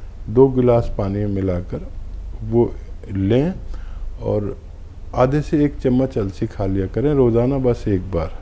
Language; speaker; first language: Hindi; native; Hindi